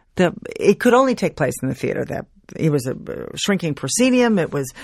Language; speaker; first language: English; native; English